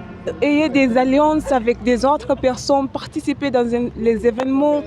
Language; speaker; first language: French; non-native, fluent; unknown